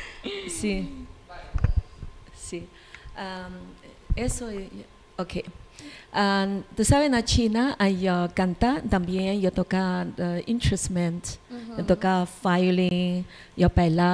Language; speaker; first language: Spanish; non-native, learner; Chinese